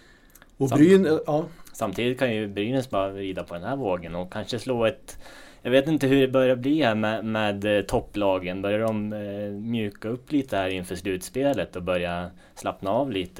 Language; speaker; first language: Swedish; native; Swedish